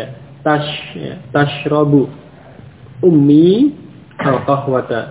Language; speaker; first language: Arabic; non-native, fluent; Indonesian